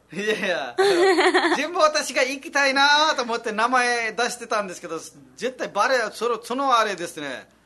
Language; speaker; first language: Japanese; non-native, fluent; Nepali